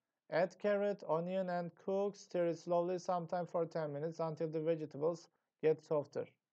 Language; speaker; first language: English; non-native, fluent; Turkish